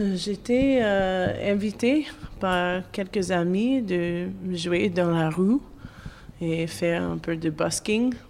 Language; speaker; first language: French; non-native, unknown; English